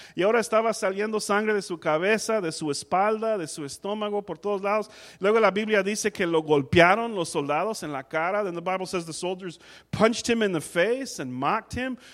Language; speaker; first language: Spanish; non-native, fluent; English